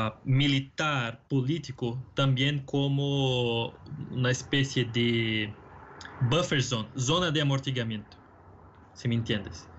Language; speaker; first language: Spanish; non-native, fluent; Portuguese